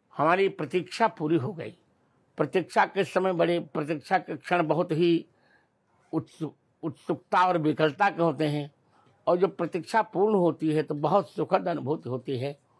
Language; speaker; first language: Hindi; native; Hindi